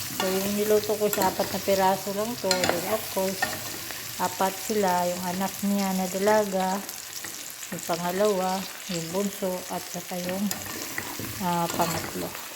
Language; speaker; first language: Filipino; native; Filipino